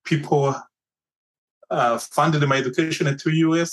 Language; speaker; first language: English; non-native, local second language; Kinyarwanda